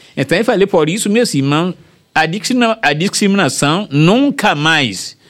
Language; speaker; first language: Portuguese; non-native, fluent; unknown